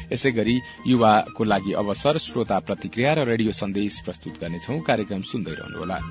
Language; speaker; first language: Nepali; native; Nepali